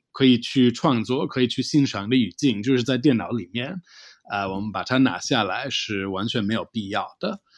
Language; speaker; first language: Chinese; non-native, fluent; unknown